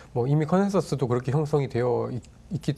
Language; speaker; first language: Korean; native; Korean